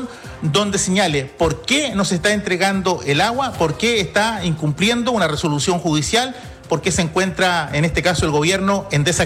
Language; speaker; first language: Spanish; native; Spanish